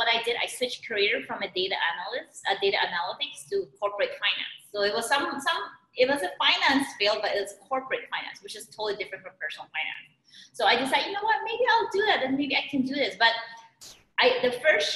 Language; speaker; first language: English; non-native, local second language; Filipino